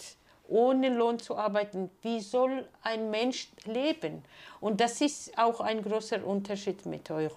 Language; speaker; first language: German; non-native, fluent; Georgian